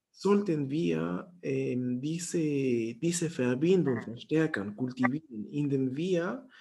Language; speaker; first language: German; non-native, fluent; Spanish